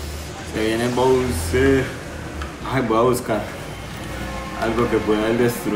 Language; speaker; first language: Spanish; native; Spanish